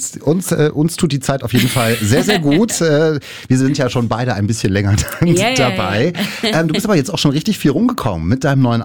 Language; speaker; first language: German; native; German